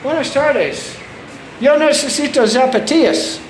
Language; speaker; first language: Spanish; non-native, learner; English